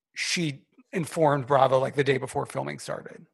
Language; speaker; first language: English; native; English